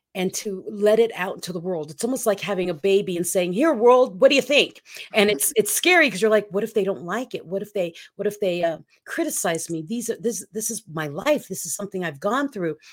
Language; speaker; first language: English; non-native, local second language; Filipino